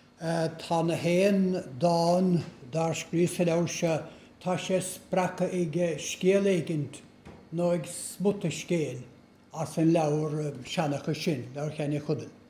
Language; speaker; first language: Irish; native; Irish